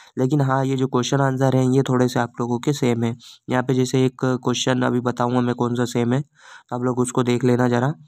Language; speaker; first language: Hindi; native; Hindi